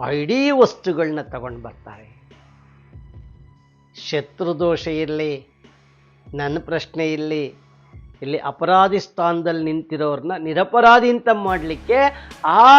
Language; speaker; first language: Kannada; native; Kannada